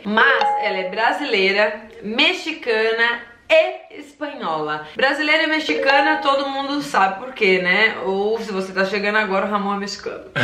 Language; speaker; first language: Portuguese; native; Portuguese